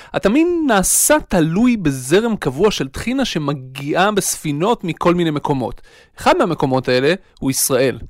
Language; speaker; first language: Hebrew; native; Hebrew